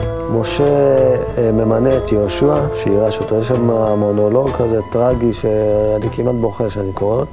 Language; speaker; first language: Hebrew; native; Hebrew